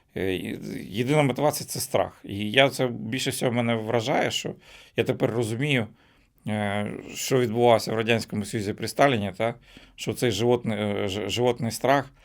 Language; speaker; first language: Ukrainian; native; Ukrainian